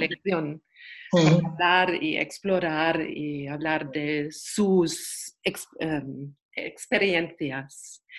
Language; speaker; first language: Spanish; non-native, learner; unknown